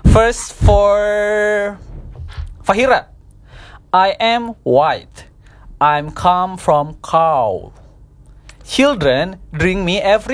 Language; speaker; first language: English; non-native, learner; Indonesian